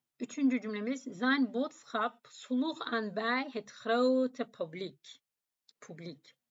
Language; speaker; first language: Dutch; non-native, learner; Turkish